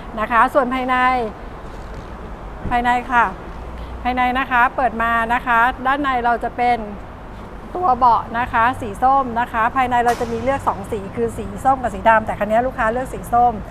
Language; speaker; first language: Thai; native; Thai